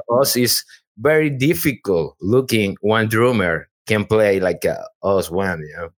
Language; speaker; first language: English; non-native, learner; Spanish